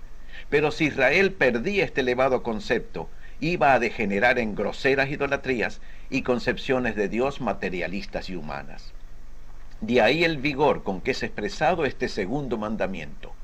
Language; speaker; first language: Spanish; native; Spanish